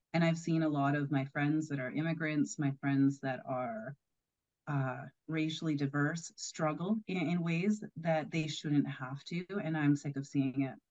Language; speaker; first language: English; native; English